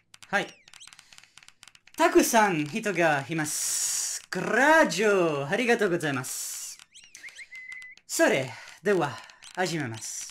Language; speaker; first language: Japanese; non-native, learner; Italian